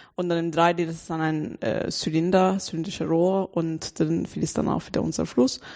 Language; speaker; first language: German; non-native, fluent; Turkish